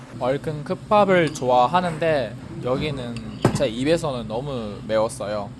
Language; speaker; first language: Korean; non-native, fluent; Japanese